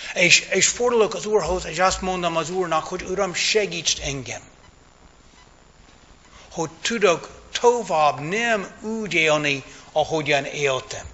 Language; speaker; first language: Hungarian; non-native, fluent; English